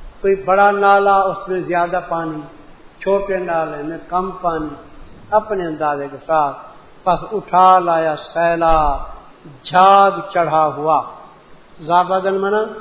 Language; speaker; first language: Urdu; non-native, local second language; Punjabi